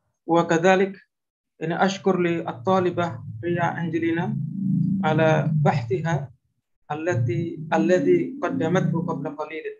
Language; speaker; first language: Arabic; non-native, fluent; Indonesian